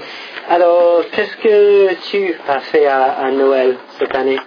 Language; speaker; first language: French; non-native, fluent; English